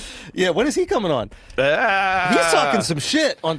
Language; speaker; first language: English; native; English